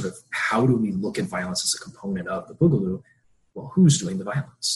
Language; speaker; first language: English; native; English